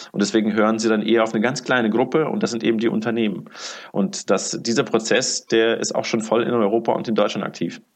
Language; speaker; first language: German; early bilingual, other home language; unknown